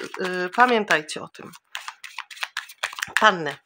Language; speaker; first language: Polish; native; Polish